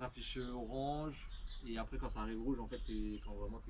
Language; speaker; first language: French; native; French